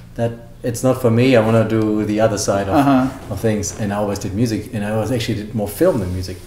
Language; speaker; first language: English; non-native, fluent; German